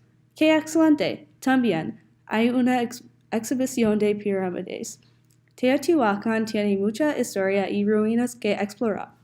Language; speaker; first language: Spanish; non-native, learner; English